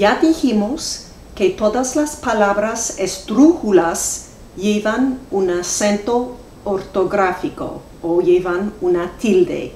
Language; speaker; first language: Spanish; non-native, fluent; English